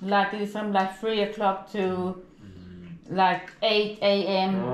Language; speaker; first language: English; non-native, learner; Swedish